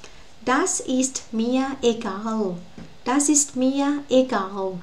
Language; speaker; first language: German; non-native, fluent; Thai